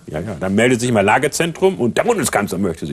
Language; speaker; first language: German; native; German